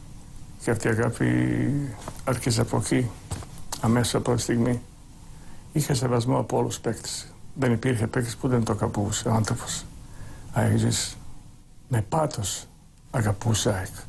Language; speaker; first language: Greek; non-native, fluent; Croatian